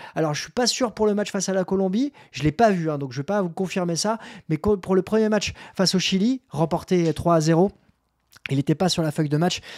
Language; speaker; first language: French; native; French